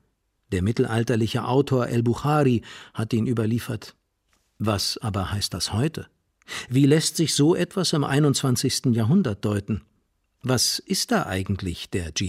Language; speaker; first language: German; native; German